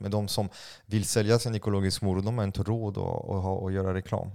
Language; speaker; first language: Swedish; non-native, fluent; French